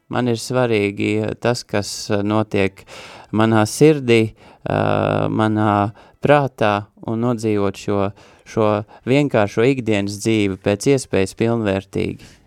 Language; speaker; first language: Latvian; native; Latvian